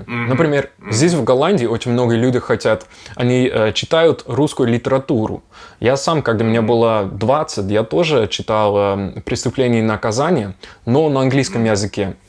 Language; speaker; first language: Russian; non-native, fluent; Dutch